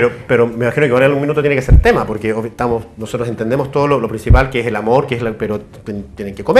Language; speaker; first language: Spanish; native; Spanish